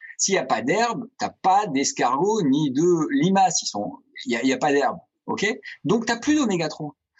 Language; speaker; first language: French; native; French